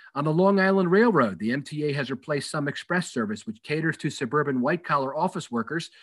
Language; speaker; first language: English; native; English